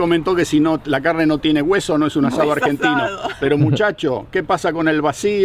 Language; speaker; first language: Spanish; native; Spanish